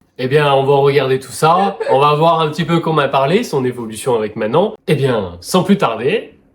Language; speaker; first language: French; native; French